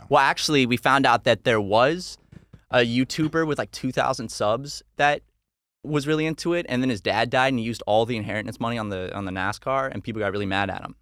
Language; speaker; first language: English; native; English